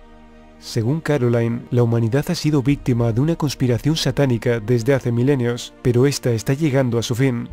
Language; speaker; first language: Spanish; native; Spanish